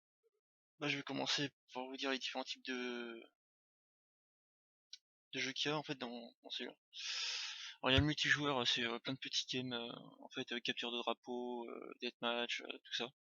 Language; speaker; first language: French; native; French